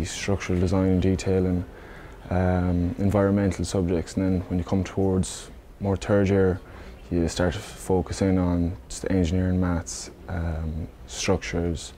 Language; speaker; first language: English; native; English